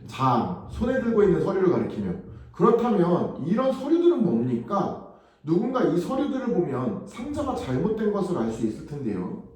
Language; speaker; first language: Korean; native; Korean